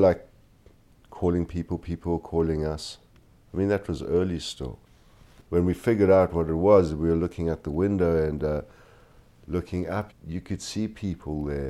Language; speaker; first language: English; native; English